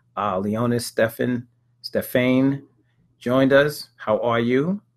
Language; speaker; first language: English; native; English